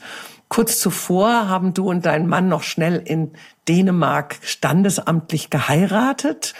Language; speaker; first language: German; native; German